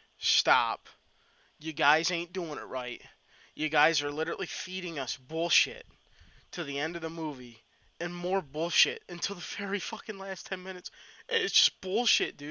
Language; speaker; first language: English; native; English